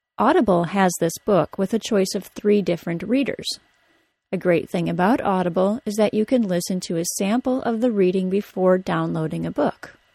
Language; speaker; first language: English; native; English